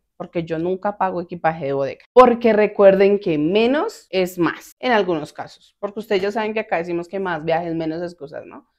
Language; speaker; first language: Spanish; native; Spanish